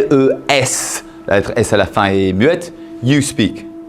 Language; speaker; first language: French; non-native, fluent; English